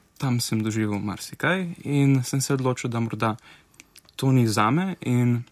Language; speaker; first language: Slovenian; native; Slovenian